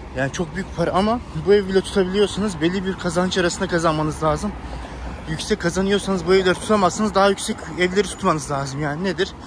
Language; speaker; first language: Turkish; native; Turkish